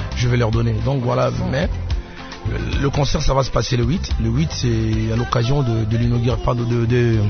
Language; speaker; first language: French; non-native, local second language; Lingala